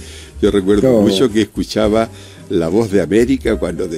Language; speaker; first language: Spanish; native; Spanish